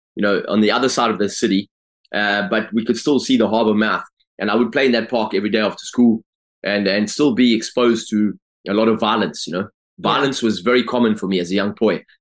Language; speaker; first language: English; native; English